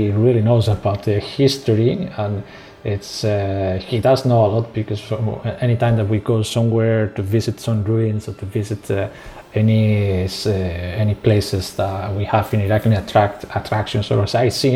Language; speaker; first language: English; non-native, fluent; Spanish